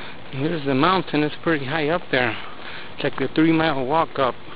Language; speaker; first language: English; early bilingual, other home language; Spanish